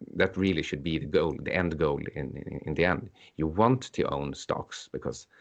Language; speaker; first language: English; non-native, fluent; Swedish